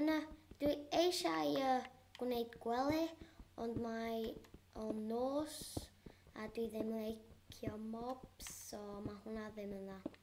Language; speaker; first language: Welsh; non-native, local second language; English